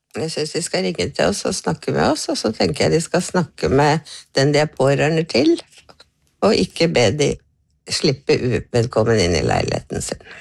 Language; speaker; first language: Norwegian; native; Norwegian